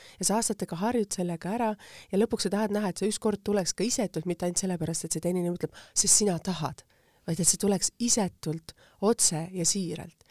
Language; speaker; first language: Estonian; native; Estonian